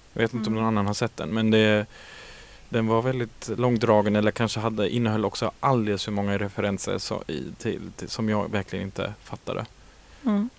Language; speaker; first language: Swedish; native; Swedish